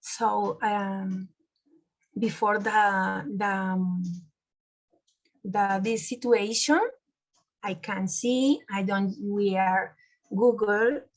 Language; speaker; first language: English; non-native, learner; Spanish